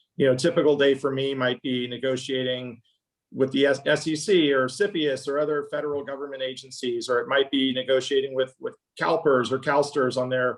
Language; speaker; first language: English; native; English